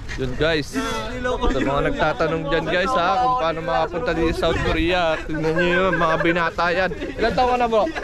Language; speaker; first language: Filipino; native; Filipino